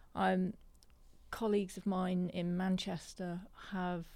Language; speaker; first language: English; native; English